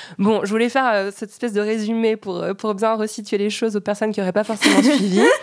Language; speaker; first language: French; native; French